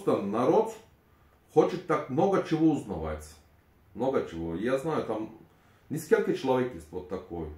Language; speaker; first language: Russian; non-native, learner; Turkish